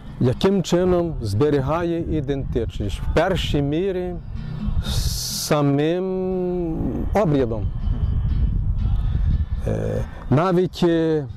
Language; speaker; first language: Ukrainian; early bilingual, heritage; Ukrainian